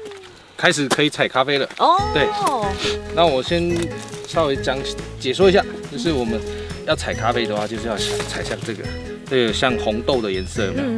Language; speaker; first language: Chinese; native; Chinese